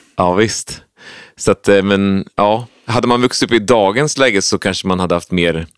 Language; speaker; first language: Swedish; native; Swedish